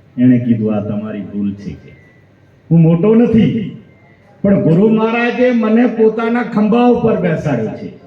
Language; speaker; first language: Gujarati; non-native, local second language; Kachhi